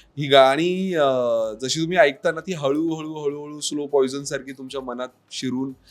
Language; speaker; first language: Marathi; native; Marathi